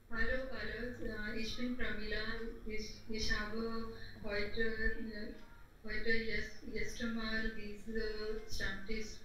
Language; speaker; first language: German; non-native, learner; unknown